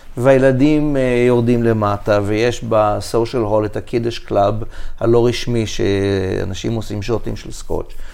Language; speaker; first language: Hebrew; native; Hebrew